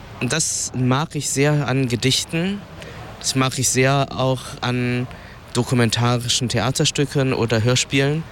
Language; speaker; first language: German; early bilingual, other home language; Vietnamese